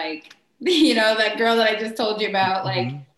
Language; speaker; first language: English; native; English